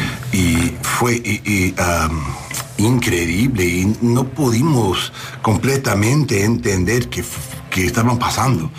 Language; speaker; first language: Spanish; non-native, learner; English